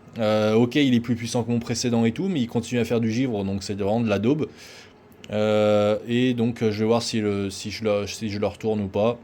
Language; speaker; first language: French; native; French